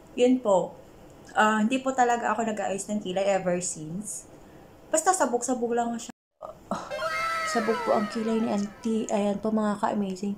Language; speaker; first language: Filipino; non-native, local second language; Iloko